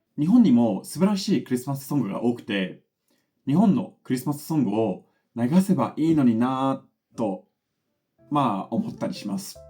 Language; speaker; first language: Japanese; non-native, fluent; English